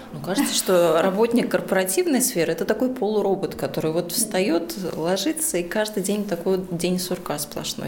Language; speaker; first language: Russian; native; Russian